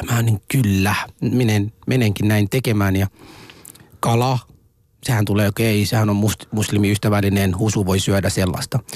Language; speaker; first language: Finnish; non-native, fluent; Somali